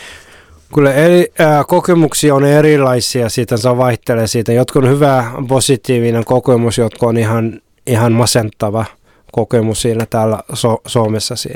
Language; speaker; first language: Finnish; non-native, fluent; Somali